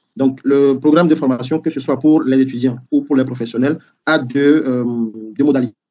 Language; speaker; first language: French; non-native, local second language; Ewe